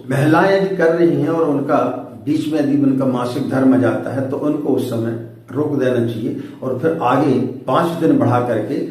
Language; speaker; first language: Hindi; native; Hindi